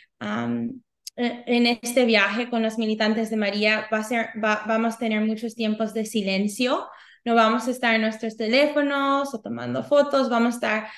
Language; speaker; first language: Spanish; early bilingual, heritage; Spanish